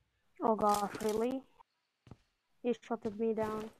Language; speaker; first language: English; non-native, learner; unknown